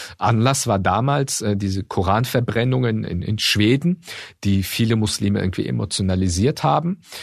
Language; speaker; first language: German; early bilingual, other home language; Turkish